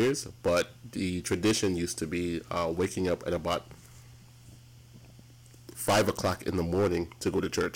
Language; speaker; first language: English; early bilingual, other home language; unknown